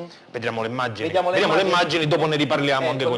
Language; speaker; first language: Italian; native; Italian